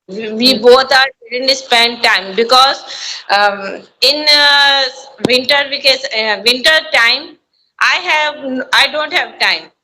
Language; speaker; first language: English; non-native, learner; Hindi